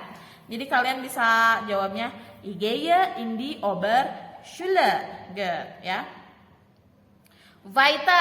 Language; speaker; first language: German; non-native, fluent; Indonesian